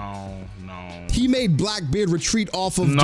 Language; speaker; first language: English; native; English